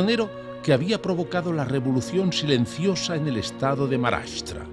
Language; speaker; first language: Spanish; native; Spanish